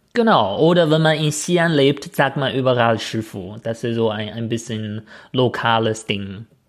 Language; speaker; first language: German; non-native, fluent; Chinese